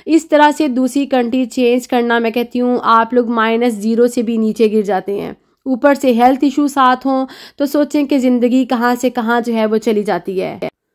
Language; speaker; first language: Urdu; native; Urdu